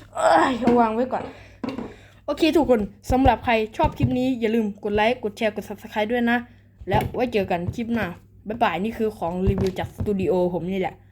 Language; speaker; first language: Thai; native; Thai